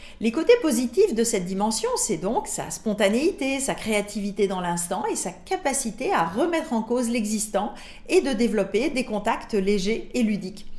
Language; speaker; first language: French; native; French